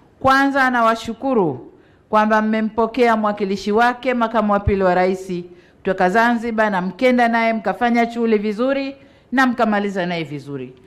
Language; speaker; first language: Swahili; native; Swahili